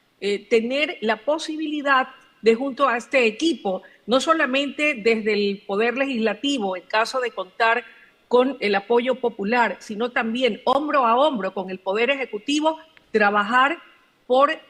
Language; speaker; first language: Spanish; native; Spanish